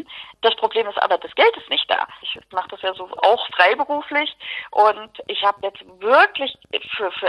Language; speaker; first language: German; native; German